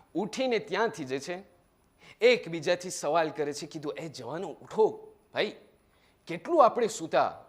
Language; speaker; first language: Gujarati; early bilingual, heritage; Gujarati